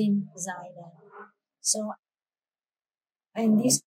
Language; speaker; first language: English; non-native, learner; Italian